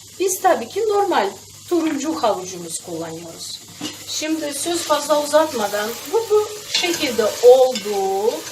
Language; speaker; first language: Turkish; non-native, fluent; Russian